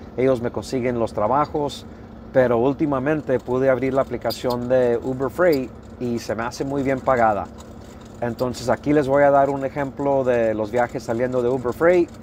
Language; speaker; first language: Spanish; early bilingual, heritage; Spanish